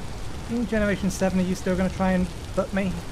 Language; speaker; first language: English; native; English